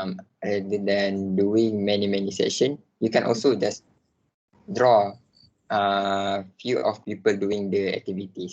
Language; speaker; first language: English; non-native, local second language; Malay